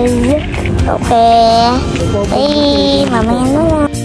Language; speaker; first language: Filipino; native; Filipino